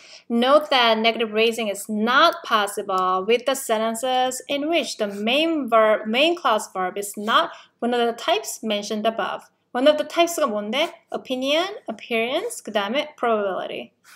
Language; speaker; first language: English; non-native, fluent; Korean